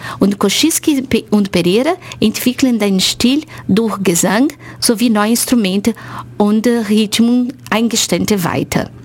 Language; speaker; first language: German; non-native, fluent; Portuguese